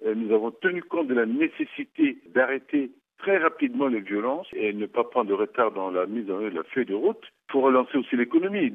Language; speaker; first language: French; non-native, local second language; Sango